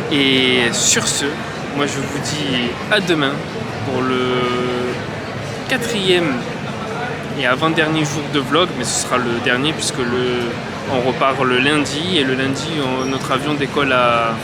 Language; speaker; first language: French; native; French